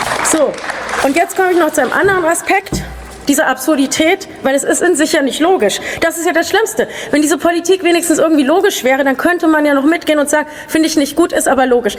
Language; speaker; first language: German; native; German